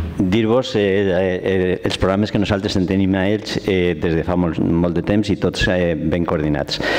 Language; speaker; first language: Catalan; non-native, local second language; Spanish